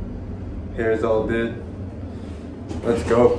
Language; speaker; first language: English; early bilingual, other home language; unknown